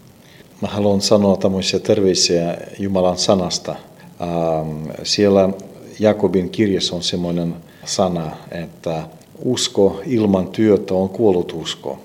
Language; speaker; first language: Finnish; non-native, fluent; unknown